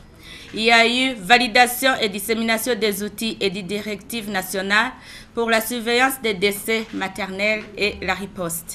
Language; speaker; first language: French; non-native, local second language; Rundi